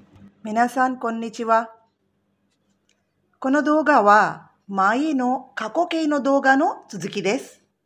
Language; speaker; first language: Japanese; non-native, fluent; Tamil